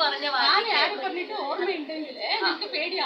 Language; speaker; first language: Malayalam; non-native, learner; Kannada